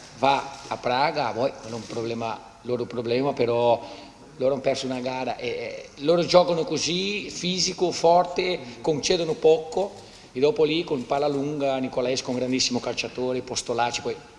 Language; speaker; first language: Italian; non-native, fluent; Portuguese